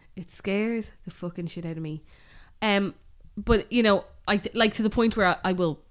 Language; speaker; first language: English; native; English